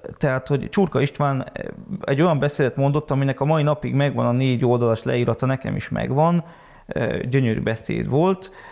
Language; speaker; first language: Hungarian; early bilingual, heritage; Hungarian